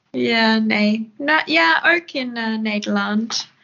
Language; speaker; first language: Dutch; non-native, learner; German